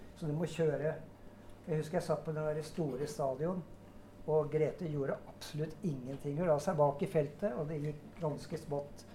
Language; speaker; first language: Norwegian; native; Norwegian